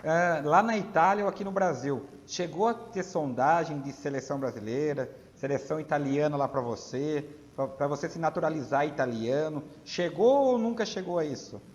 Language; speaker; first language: Portuguese; native; Portuguese